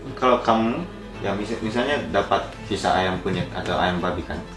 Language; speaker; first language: Indonesian; non-native, learner; Japanese